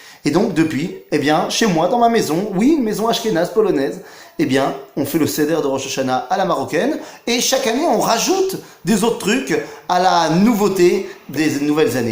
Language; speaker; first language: French; native; French